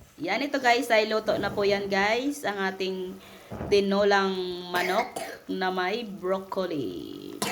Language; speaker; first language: Filipino; non-native, local second language; Hiligaynon